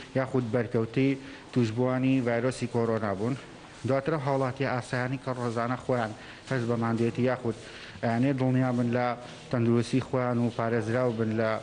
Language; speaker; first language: Central Kurdish; native; Central Kurdish